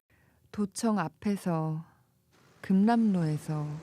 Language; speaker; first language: Korean; native; Korean